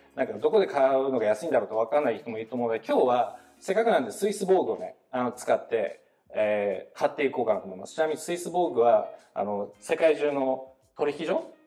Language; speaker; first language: Japanese; native; Japanese